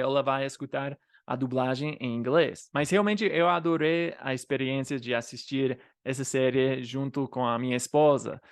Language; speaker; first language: Portuguese; non-native, fluent; English